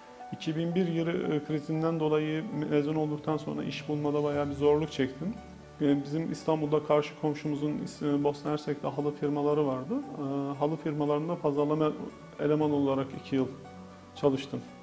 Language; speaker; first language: Turkish; native; Turkish